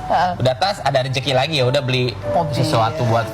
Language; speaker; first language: Indonesian; native; Indonesian